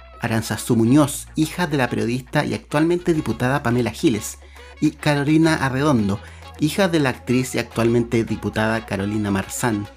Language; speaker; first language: Spanish; native; Spanish